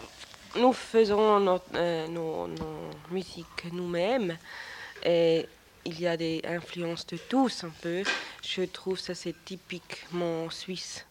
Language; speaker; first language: French; non-native, local second language; German